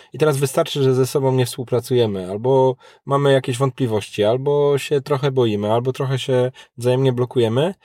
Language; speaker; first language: Polish; native; Polish